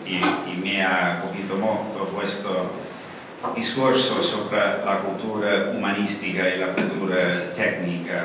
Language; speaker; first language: Italian; non-native, learner; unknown